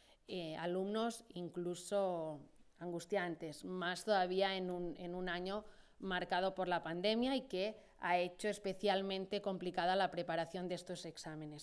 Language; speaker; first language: Spanish; non-native, local second language; Catalan